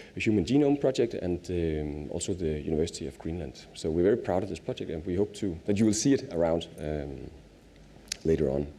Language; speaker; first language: English; non-native, fluent; Danish